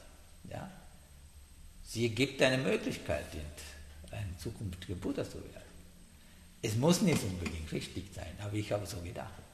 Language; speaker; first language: German; non-native, learner; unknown